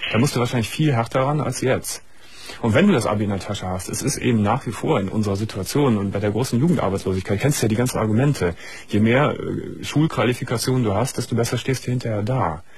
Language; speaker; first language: German; native; German